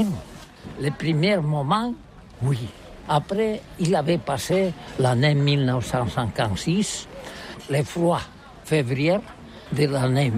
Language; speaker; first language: French; non-native, learner; Catalan